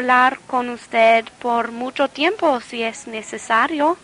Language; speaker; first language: Spanish; non-native, learner; English